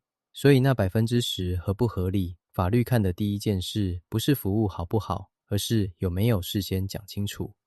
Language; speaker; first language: Chinese; native; Chinese